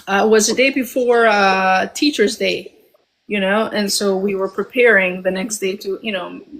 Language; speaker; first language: English; early bilingual, other home language; Albanian